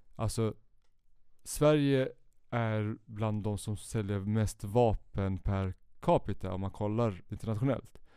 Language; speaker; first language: Swedish; early bilingual, other home language; Kurdish